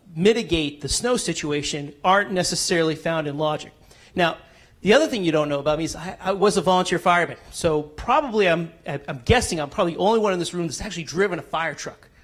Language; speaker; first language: English; native; English